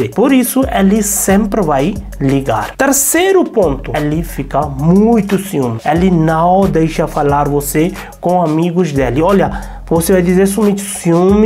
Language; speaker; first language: Portuguese; non-native, learner; Hindi